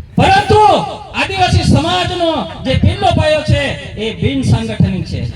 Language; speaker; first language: Gujarati; non-native, local second language; Bhili